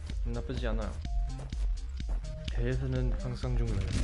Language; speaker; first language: Korean; non-native, fluent; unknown